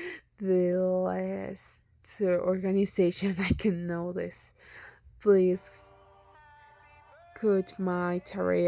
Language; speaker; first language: English; non-native, learner; Spanish